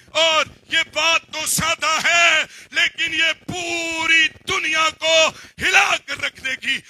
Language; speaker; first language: Urdu; non-native, local second language; Punjabi